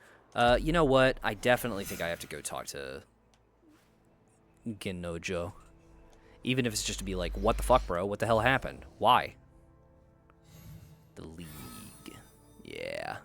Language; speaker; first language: English; native; English